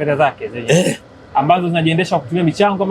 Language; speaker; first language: Swahili; native; Swahili